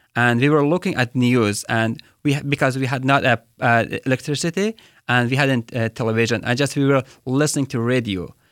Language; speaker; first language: English; non-native, fluent; Persian